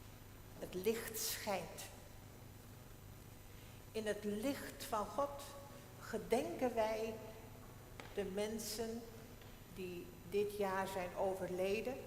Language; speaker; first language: Dutch; non-native, local second language; Western Frisian